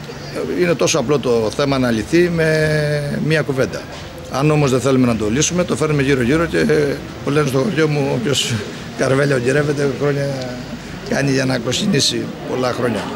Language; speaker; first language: Greek; native; Greek